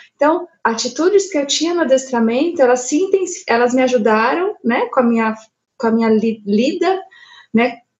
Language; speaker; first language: Portuguese; native; Portuguese